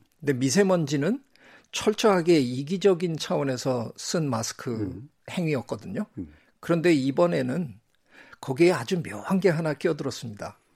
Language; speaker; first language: Korean; native; Korean